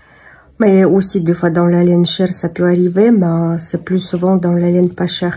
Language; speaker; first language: French; non-native, fluent; Russian